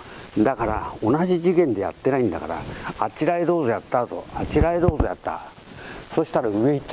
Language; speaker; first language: Japanese; native; Japanese